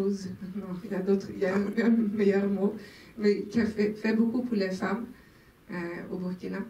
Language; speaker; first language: French; non-native, local second language; Swedish